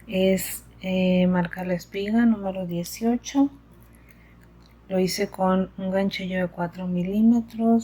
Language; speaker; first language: Spanish; native; Spanish